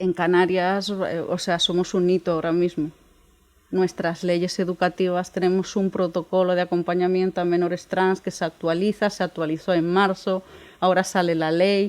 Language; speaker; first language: Spanish; native; Spanish